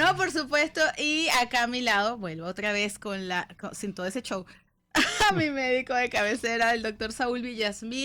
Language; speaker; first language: Spanish; native; Spanish